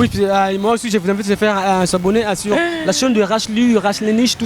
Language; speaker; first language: French; non-native, local second language; Rundi